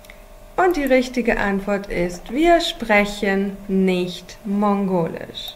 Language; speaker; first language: German; non-native, fluent; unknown